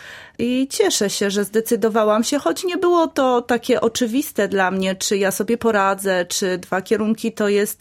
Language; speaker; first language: Polish; native; Polish